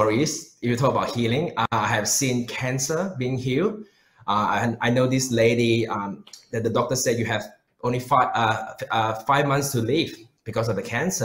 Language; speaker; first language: English; non-native, local second language; Chinese